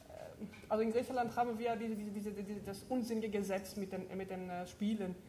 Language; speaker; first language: German; non-native, fluent; Greek